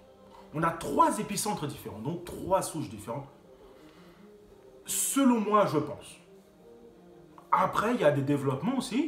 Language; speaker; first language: French; native; French